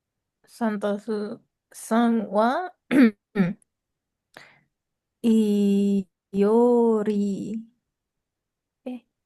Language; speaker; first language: Japanese; non-native, learner; Indonesian